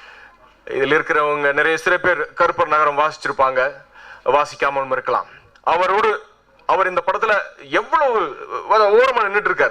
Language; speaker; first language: Tamil; native; Tamil